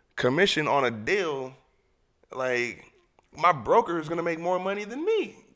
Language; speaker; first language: English; native; English